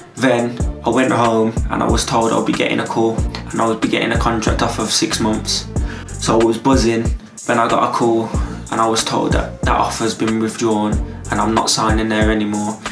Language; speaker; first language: English; native; English